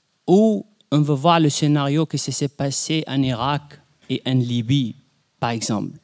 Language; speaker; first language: French; non-native, fluent; Arabic